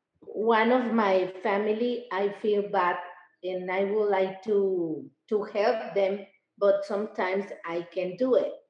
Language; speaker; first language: English; non-native, learner; Spanish